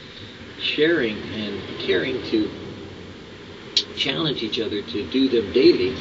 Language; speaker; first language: English; native; English